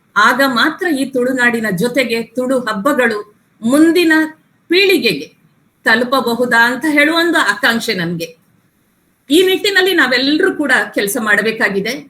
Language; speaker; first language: Kannada; non-native, local second language; Tulu